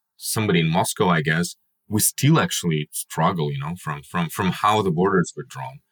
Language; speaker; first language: English; non-native, fluent; Kyrgyz